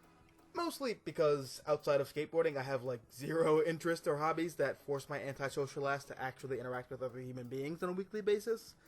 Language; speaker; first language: English; native; English